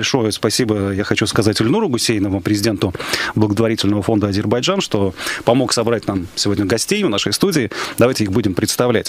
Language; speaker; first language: Russian; native; Russian